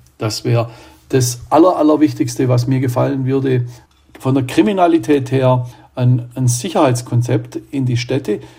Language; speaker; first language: German; native; German